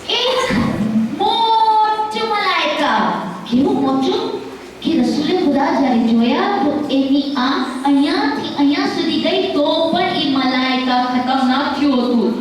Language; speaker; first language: Gujarati; early bilingual, heritage; Gujarati